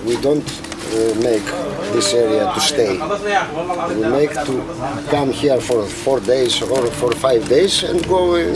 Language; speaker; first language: English; non-native, fluent; Greek